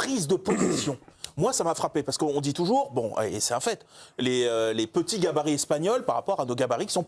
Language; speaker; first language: French; native; French